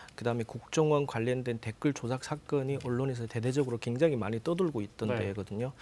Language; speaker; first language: Korean; native; Korean